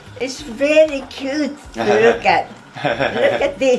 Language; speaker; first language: English; non-native, fluent; Japanese